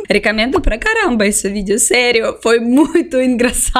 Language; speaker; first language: Portuguese; non-native, fluent; Russian